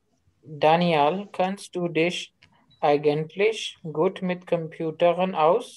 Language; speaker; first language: German; non-native, learner; Urdu